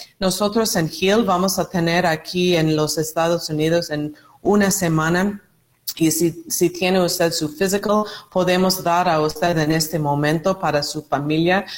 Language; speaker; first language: Spanish; non-native, learner; English